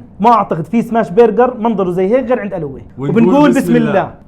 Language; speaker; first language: Arabic; native; Arabic